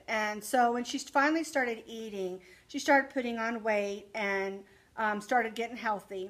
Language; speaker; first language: English; native; English